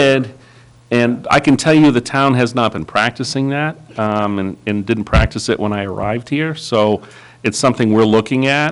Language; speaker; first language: English; native; English